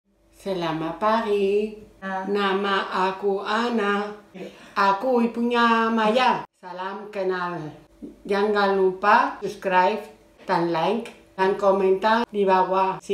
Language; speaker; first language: Indonesian; non-native, learner; Spanish